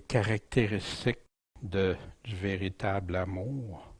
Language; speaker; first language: French; native; French